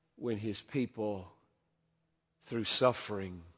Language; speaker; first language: English; native; English